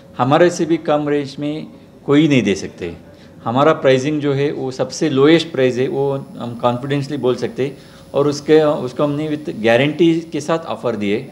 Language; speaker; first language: Hindi; non-native, local second language; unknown